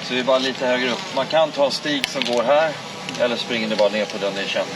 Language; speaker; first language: Swedish; native; Swedish